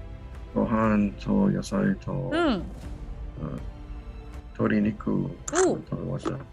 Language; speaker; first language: Japanese; non-native, learner; English